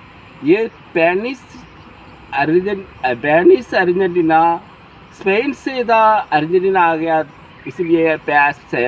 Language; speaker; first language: Hindi; non-native, local second language; Tamil